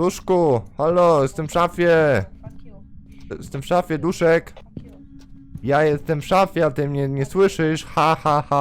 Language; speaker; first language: Polish; native; Polish